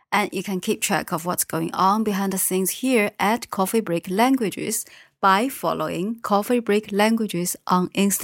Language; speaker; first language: English; non-native, fluent; Chinese